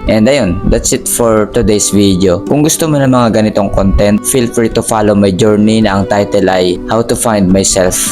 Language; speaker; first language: Filipino; non-native, local second language; Bikol